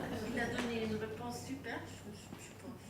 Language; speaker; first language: French; non-native, local second language; Dutch